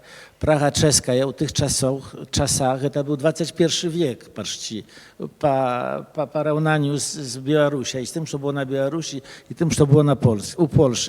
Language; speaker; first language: Polish; early bilingual, other home language; Belarusian